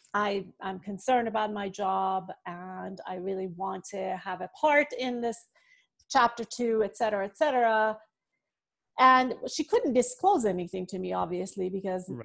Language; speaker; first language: English; non-native, fluent; Persian